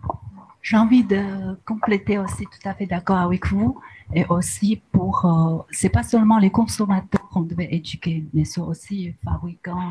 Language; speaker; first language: French; non-native, learner; Chinese